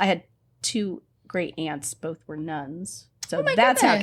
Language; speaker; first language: English; native; English